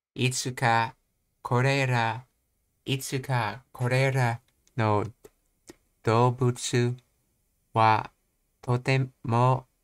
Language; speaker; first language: Japanese; non-native, learner; English